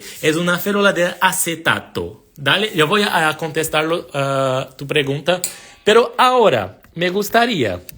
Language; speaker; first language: Spanish; non-native, fluent; Portuguese